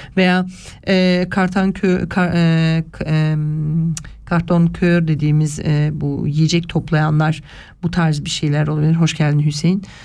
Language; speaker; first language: Turkish; early bilingual, heritage; Turkish